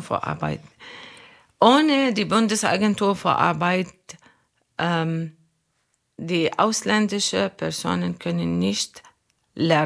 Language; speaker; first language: German; non-native, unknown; Arabic